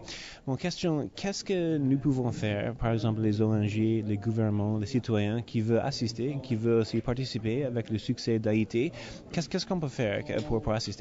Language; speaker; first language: French; non-native, learner; English